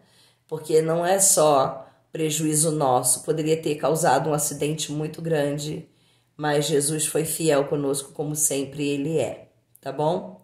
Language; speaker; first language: Portuguese; native; Portuguese